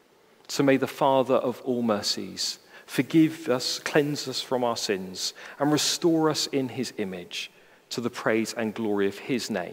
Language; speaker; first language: English; native; English